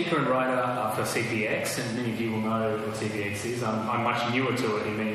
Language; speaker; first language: English; native; English